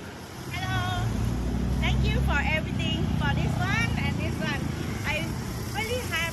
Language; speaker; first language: English; non-native, learner; Thai